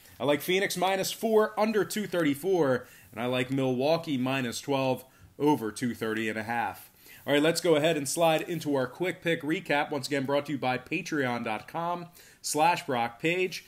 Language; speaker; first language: English; native; English